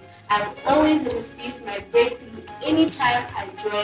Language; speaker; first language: English; non-native, local second language; Tswana